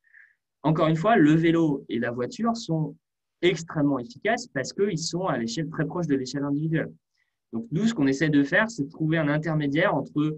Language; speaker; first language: French; native; French